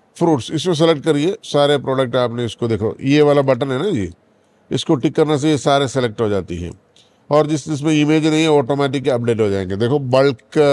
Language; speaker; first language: Hindi; non-native, local second language; Malayalam